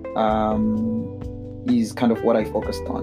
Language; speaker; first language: English; non-native, local second language; Shona